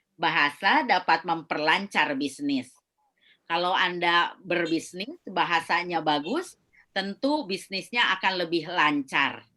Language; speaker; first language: Indonesian; native; Indonesian